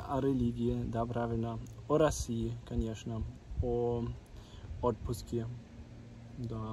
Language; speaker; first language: Russian; non-native, learner; German